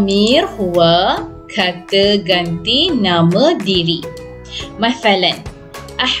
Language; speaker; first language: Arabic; non-native, fluent; Malay